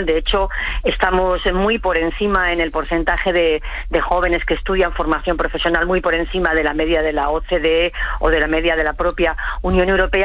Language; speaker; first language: Spanish; native; Spanish